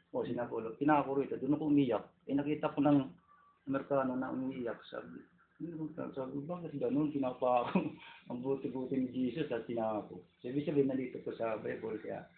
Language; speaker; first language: Filipino; non-native, local second language; Waray